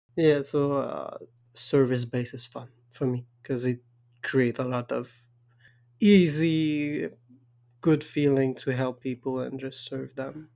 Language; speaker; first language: English; non-native, fluent; French